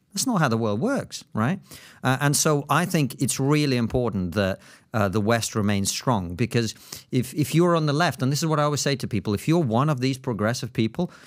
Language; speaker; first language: English; non-native, fluent; Russian